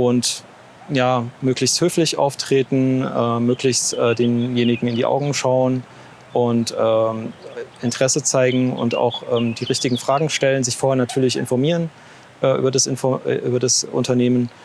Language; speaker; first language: German; native; German